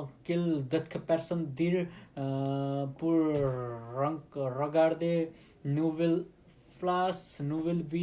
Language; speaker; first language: French; non-native, learner; Nepali